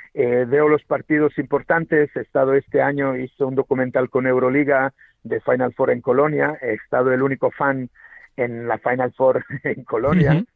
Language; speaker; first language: Spanish; non-native, fluent; Serbian